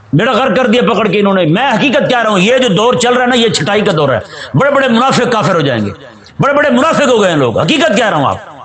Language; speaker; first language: Urdu; non-native, local second language; Punjabi